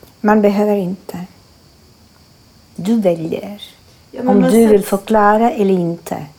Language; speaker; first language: Swedish; non-native, fluent; Croatian